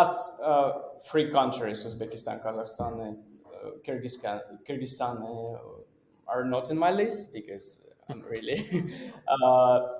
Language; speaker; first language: English; non-native, fluent; Russian